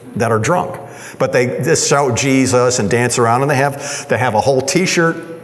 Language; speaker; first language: English; native; English